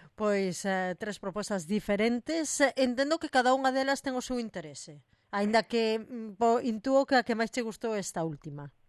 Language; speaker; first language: Galician; native; Galician